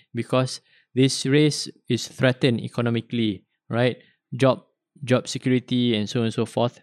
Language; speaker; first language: English; non-native, local second language; Malay